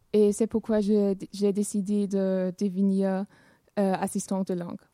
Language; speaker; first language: French; non-native, fluent; German